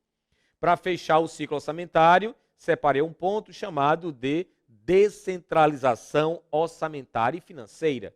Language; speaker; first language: Portuguese; native; Portuguese